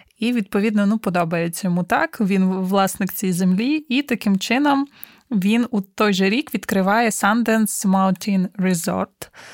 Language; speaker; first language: Ukrainian; native; Ukrainian